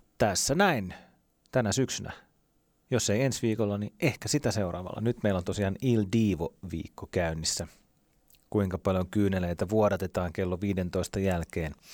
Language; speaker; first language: Finnish; native; Finnish